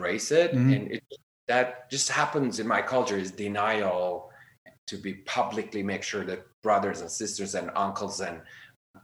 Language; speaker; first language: English; non-native, fluent; Armenian